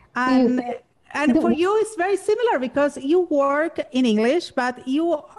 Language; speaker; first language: English; non-native, fluent; Spanish